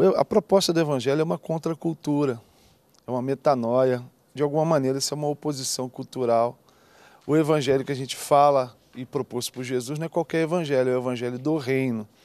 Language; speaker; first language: Portuguese; native; Portuguese